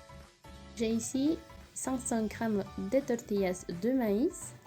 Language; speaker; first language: French; non-native, fluent; Spanish